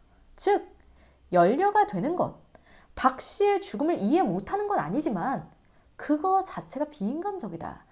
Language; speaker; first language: Korean; native; Korean